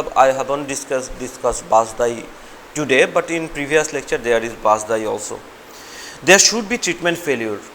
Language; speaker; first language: English; non-native, local second language; Bangla